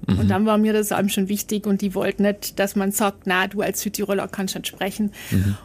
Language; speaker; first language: German; native; German